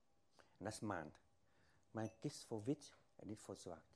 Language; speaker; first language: Dutch; non-native, fluent; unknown